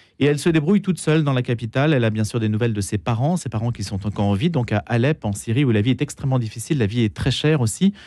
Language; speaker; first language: French; native; French